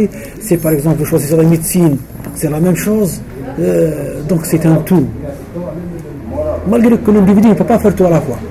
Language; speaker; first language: French; non-native, local second language; Arabic